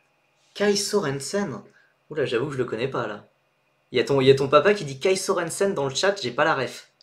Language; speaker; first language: French; native; French